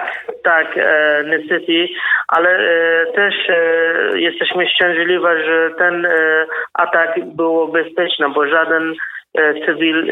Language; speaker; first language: Polish; non-native, learner; Kurdish